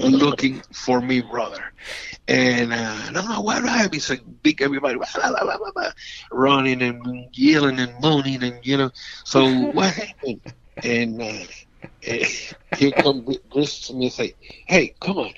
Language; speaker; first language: English; non-native, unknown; Spanish